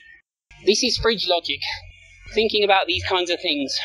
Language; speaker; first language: English; native; English